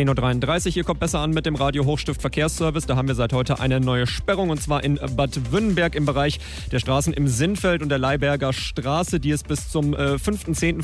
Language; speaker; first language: German; native; German